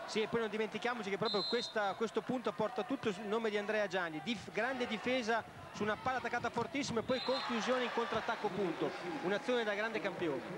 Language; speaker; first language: Italian; native; Italian